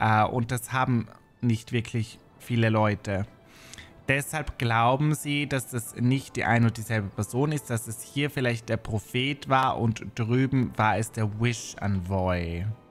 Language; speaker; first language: German; native; German